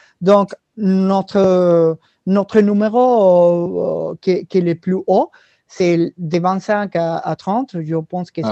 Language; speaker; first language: French; non-native, learner; Spanish